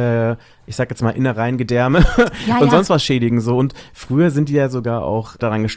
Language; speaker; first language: German; native; German